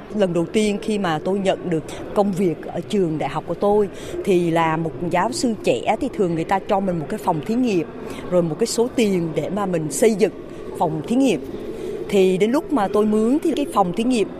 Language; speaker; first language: Vietnamese; native; Vietnamese